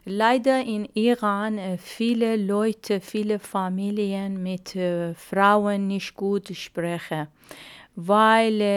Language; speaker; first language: German; non-native, learner; Arabic